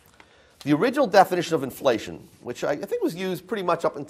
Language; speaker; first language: English; native; English